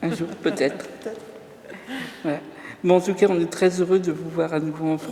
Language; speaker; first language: French; native; French